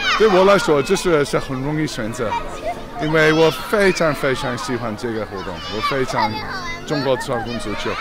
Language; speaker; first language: Chinese; non-native, learner; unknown